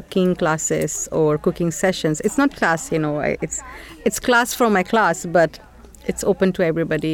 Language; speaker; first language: English; non-native, local second language; Hindi